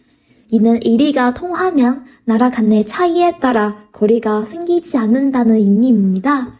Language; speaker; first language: Korean; non-native, fluent; Chinese